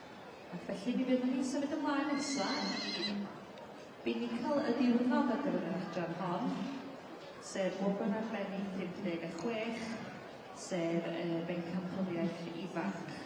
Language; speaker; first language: Welsh; native; Welsh